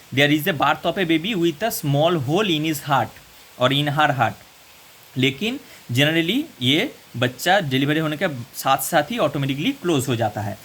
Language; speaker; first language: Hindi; non-native, local second language; Bangla